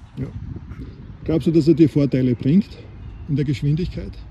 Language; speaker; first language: German; native; German